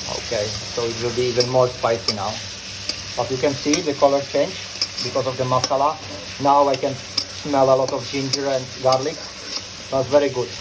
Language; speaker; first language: English; non-native, fluent; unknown